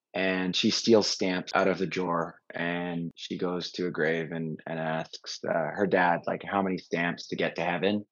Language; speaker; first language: English; native; English